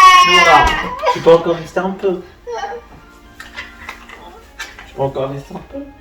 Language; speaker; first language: French; native; French